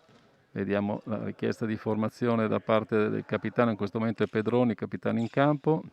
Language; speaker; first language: Italian; native; Italian